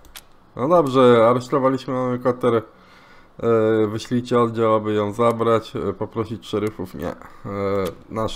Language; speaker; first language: Polish; native; Polish